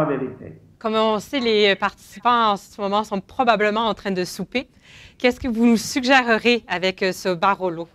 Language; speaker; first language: French; native; French